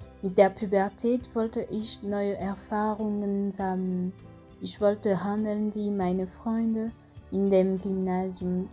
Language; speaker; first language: German; non-native, fluent; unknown